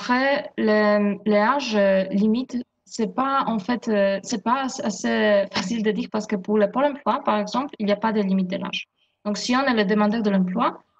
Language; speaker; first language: French; non-native, fluent; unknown